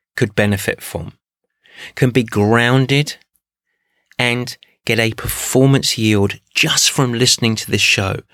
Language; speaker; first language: English; native; English